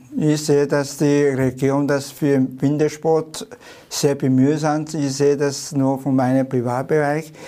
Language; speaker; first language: German; non-native, fluent; Chinese